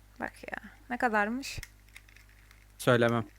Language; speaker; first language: Turkish; native; Turkish